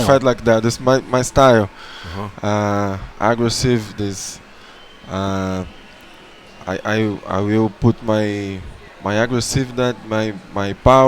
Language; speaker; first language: English; non-native, learner; Portuguese